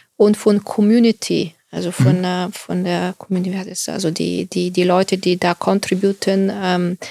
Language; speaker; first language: German; non-native, fluent; Bulgarian